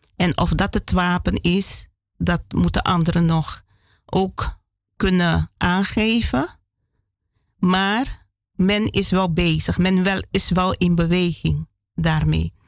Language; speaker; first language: Dutch; native; Dutch